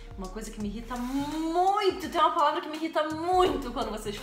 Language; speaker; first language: Portuguese; native; Portuguese